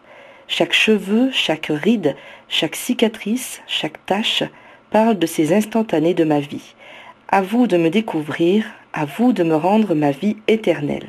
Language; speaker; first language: French; native; French